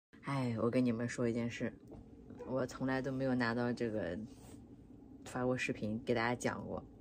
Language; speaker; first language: Chinese; native; Chinese